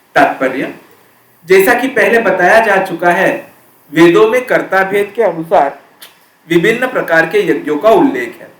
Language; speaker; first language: Hindi; non-native, local second language; Marathi